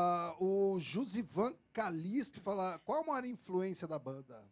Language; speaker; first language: Portuguese; native; Portuguese